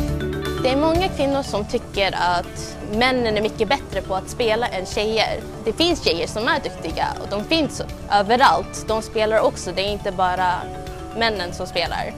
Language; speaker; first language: Swedish; non-native, local second language; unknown